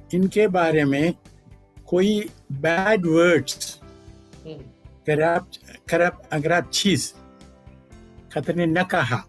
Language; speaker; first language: Hindi; non-native, fluent; Malayalam